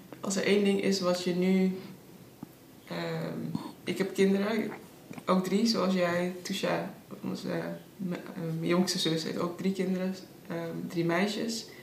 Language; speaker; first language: Dutch; early bilingual, other home language; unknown